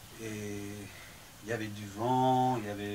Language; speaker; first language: French; non-native, fluent; English